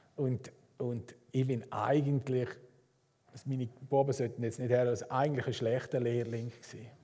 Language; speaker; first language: German; native; German